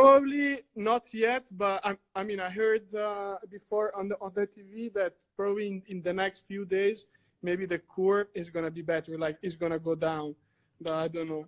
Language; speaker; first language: English; non-native, fluent; Italian